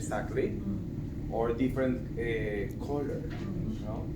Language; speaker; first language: English; non-native, learner; Spanish